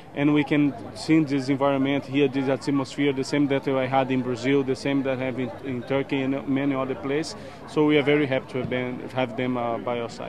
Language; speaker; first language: English; non-native, fluent; Portuguese